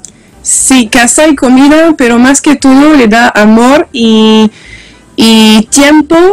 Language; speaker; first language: Spanish; non-native, learner; French